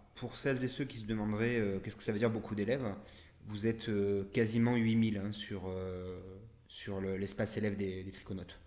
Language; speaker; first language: French; native; French